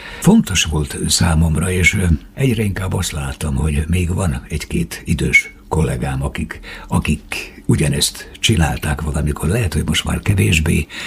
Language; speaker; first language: Hungarian; native; Hungarian